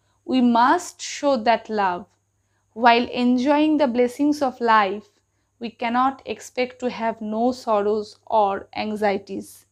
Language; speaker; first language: English; non-native, local second language; Bangla